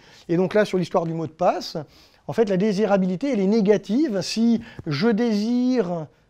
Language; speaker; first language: French; native; French